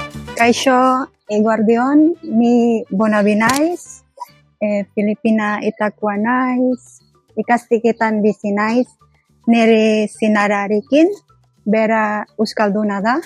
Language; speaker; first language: Basque; non-native, learner; Cebuano